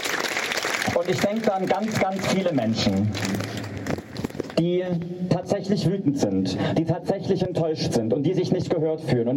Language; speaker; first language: German; native; German